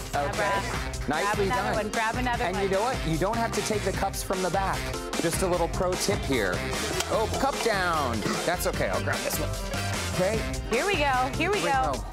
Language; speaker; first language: English; native; English